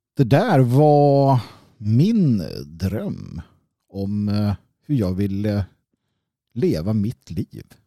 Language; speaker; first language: Swedish; native; Swedish